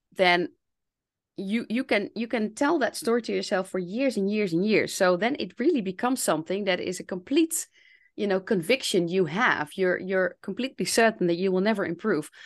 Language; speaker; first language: English; non-native, fluent; Dutch